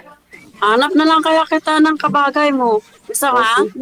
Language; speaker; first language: Filipino; non-native, local second language; Hiligaynon